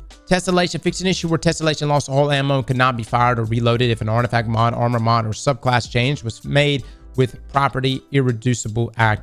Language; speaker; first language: English; native; English